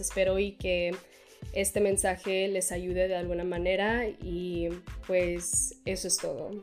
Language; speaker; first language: Spanish; early bilingual, heritage; Spanish